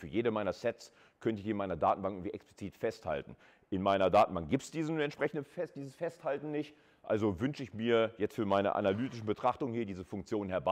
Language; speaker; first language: German; native; German